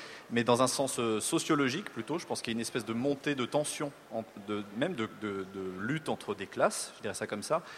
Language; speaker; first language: French; native; French